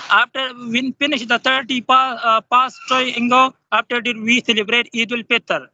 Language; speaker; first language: English; non-native, local second language; Pashto